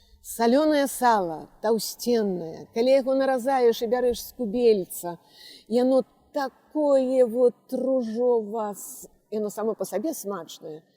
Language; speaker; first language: Belarusian; native; Belarusian